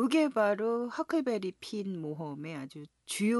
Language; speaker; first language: Korean; native; Korean